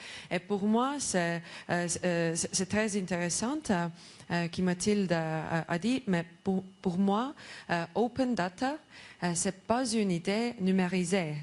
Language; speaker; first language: French; non-native, learner; Estonian